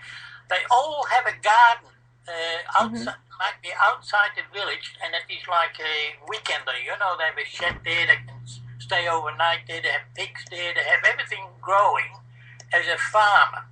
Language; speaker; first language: English; non-native, fluent; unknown